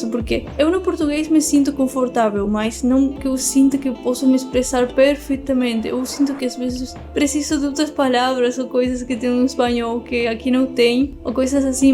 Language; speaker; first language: Portuguese; non-native, fluent; Spanish